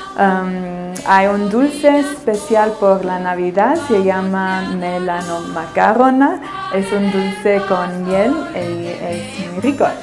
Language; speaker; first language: Spanish; non-native, learner; Greek